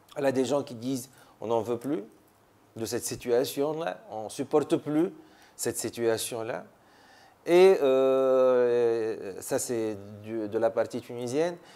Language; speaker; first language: French; non-native, local second language; Arabic